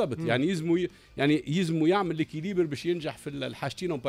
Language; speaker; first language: Arabic; native; Arabic